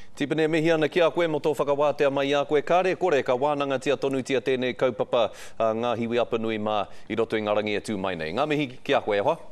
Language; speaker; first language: Māori; non-native, local second language; English